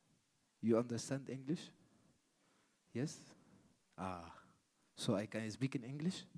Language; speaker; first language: English; non-native, learner; Arabic